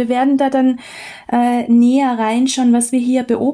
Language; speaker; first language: German; native; German